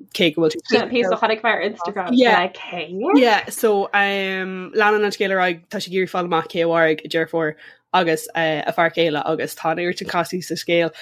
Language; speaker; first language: Irish; non-native, local second language; English